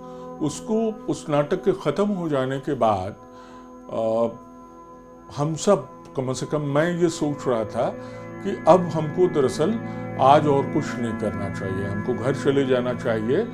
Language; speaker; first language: Hindi; native; Hindi